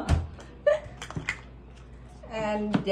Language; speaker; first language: English; non-native, learner; Vietnamese